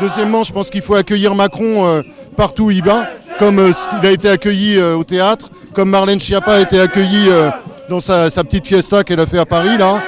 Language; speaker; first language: French; native; French